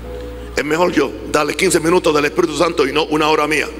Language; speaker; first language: Spanish; native; Spanish